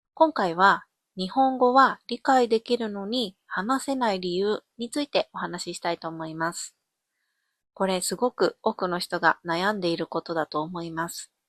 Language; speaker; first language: Japanese; native; Japanese